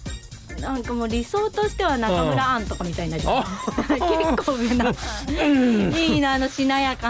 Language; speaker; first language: Japanese; native; Japanese